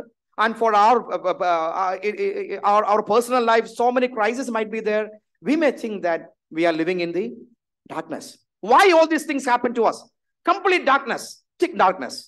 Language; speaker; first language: English; non-native, local second language; Malayalam